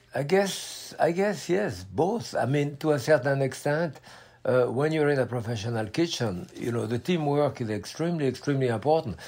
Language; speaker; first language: English; non-native, fluent; French